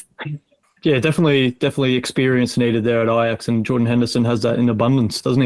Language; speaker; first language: English; native; English